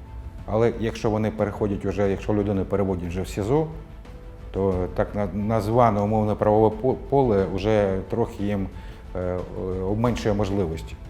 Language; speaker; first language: Ukrainian; non-native, local second language; Russian